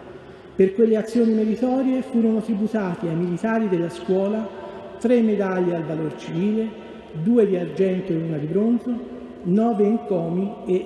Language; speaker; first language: Italian; native; Italian